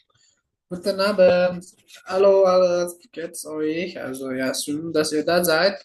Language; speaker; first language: German; non-native, fluent; Indonesian